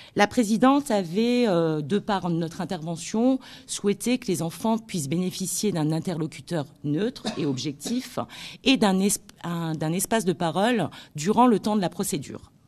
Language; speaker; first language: French; native; French